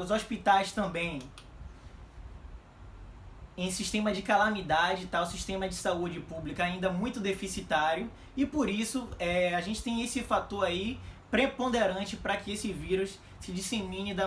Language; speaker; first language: Portuguese; native; Portuguese